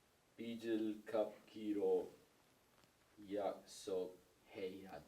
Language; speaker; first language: Korean; non-native, learner; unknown